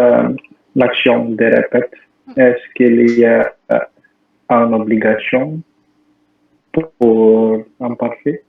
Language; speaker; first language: French; non-native, learner; Indonesian